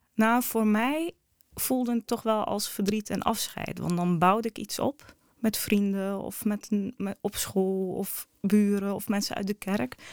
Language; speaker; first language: Dutch; early bilingual, other home language; Arabic